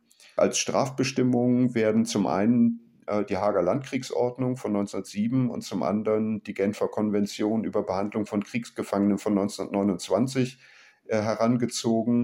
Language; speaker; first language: German; native; German